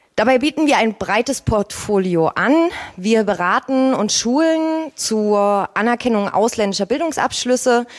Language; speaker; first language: German; native; German